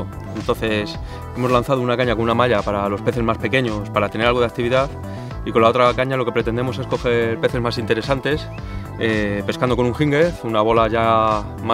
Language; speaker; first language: Spanish; native; Spanish